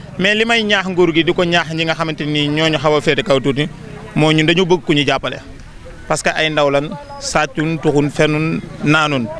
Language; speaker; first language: Wolof; native; Wolof